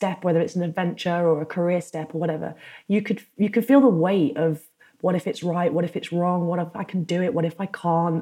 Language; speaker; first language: English; native; English